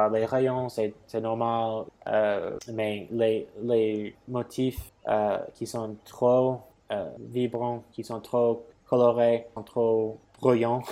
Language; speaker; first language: French; non-native, fluent; English